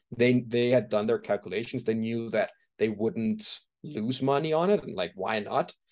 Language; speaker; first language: English; non-native, fluent; Danish